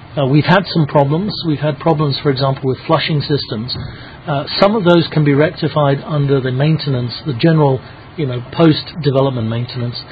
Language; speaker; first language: English; native; English